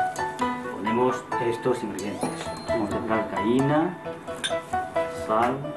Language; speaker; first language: Spanish; non-native, fluent; Chinese